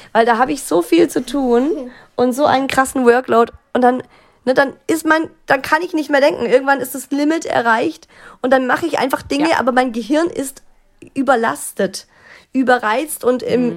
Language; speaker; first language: German; native; German